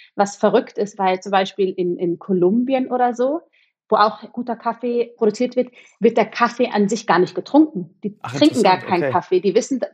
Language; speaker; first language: German; native; German